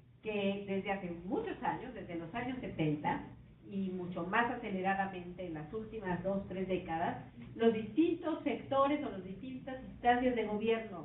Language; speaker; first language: Spanish; native; Spanish